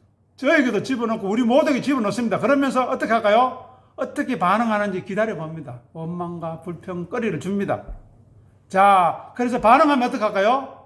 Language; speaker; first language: Korean; native; Korean